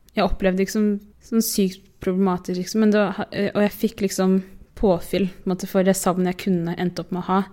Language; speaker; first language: Norwegian; early bilingual, other home language; Tigrinya